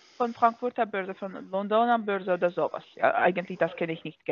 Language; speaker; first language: German; non-native, fluent; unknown